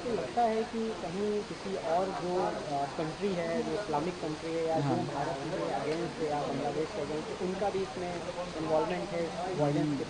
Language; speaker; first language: Hindi; native; Hindi